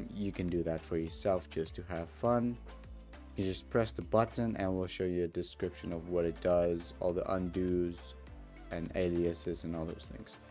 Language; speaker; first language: English; native; English